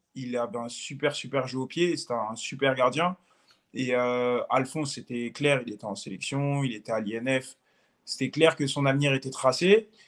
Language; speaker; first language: French; native; French